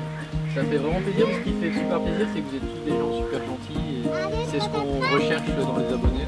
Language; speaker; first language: French; native; French